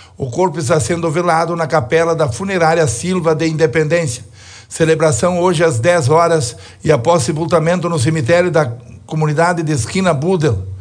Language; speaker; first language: Portuguese; native; Portuguese